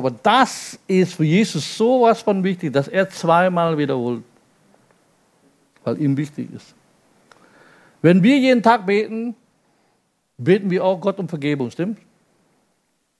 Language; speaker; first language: German; non-native, fluent; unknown